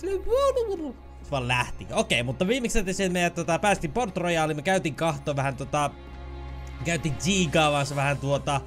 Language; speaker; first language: Finnish; native; Finnish